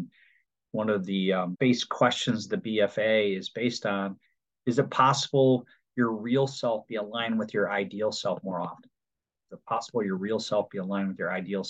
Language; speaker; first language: English; native; English